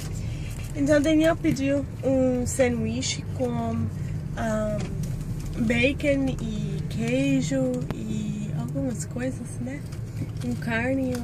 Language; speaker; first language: Portuguese; non-native, fluent; English